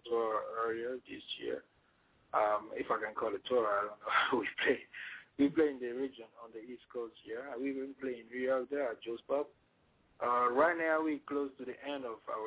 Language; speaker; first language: English; non-native, fluent; Ewe